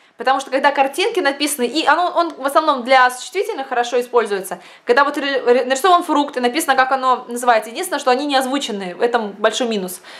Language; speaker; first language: Russian; native; Russian